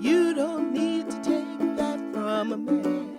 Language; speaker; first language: English; native; English